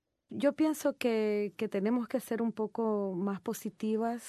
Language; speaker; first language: Spanish; native; Spanish